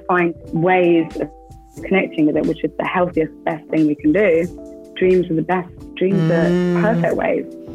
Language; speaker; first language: English; native; English